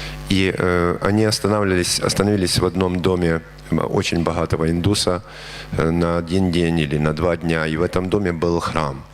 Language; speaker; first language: Russian; native; Russian